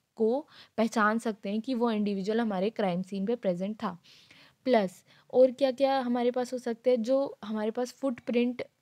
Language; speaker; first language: Hindi; native; Hindi